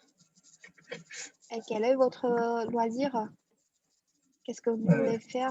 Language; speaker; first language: French; non-native, fluent; Chinese